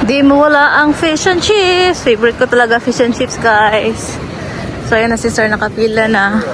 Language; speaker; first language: Filipino; native; Filipino